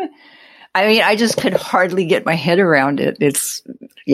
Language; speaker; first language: English; native; English